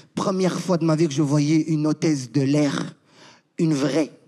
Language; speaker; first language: French; non-native, local second language; Arabic